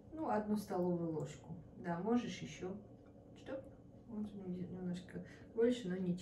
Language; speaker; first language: Russian; native; Russian